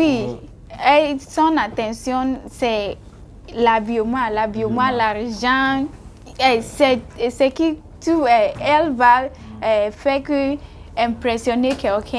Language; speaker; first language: French; non-native, learner; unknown